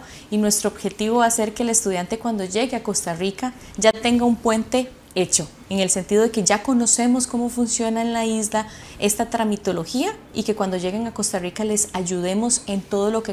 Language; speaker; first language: Spanish; native; Spanish